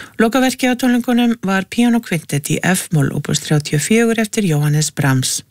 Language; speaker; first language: Icelandic; native; Icelandic